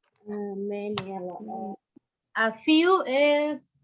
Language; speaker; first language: English; non-native, learner; Spanish